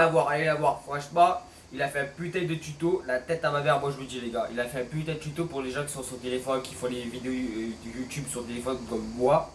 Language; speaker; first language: French; native; French